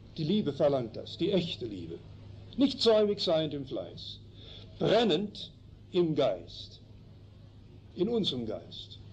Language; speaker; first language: German; early bilingual, heritage; German